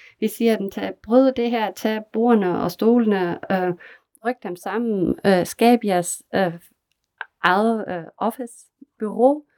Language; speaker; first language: Danish; non-native, fluent; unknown